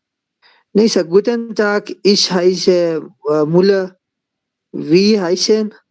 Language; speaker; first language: German; non-native, learner; Urdu